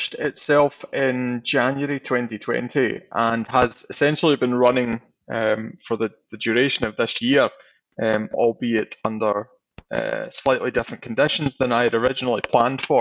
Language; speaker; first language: English; native; English